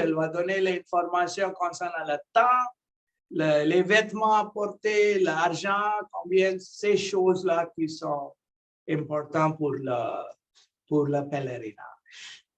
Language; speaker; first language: French; non-native, local second language; English